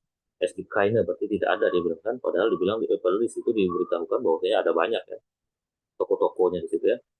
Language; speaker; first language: Indonesian; native; Indonesian